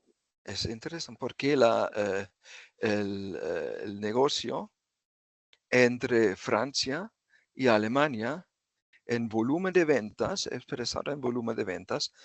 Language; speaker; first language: Spanish; non-native, fluent; German